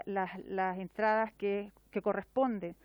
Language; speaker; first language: Spanish; native; Spanish